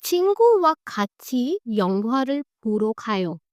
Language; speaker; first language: Korean; non-native, fluent; Hindi